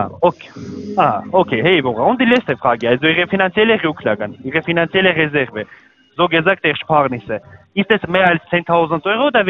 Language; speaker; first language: German; non-native, learner; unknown